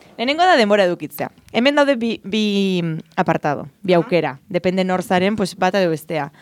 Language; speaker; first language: Basque; non-native, local second language; Spanish